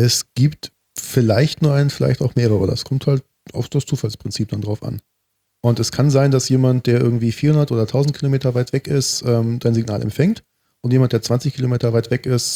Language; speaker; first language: German; native; German